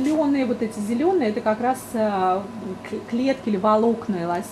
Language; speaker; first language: Russian; native; Russian